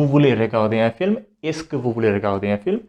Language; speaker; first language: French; non-native, fluent; Hindi